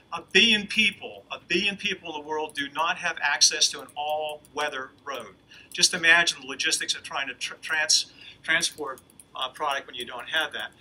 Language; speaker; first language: English; native; English